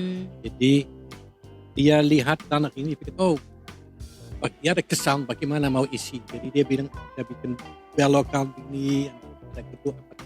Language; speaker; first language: Indonesian; non-native, fluent; Dutch